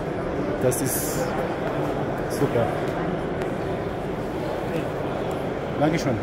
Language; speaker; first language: German; non-native, learner; Romanian